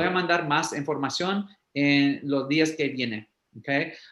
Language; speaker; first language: Spanish; early bilingual, heritage; English